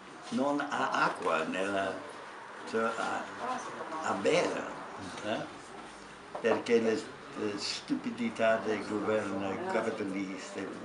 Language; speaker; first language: Italian; non-native, learner; English